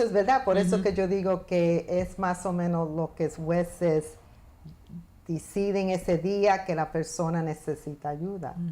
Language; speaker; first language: Spanish; early bilingual, heritage; Spanish